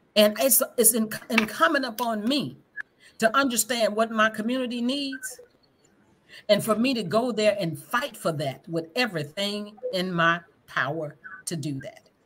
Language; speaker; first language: English; native; English